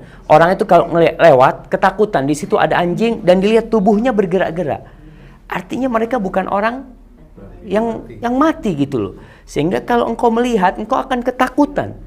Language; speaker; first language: Indonesian; native; Indonesian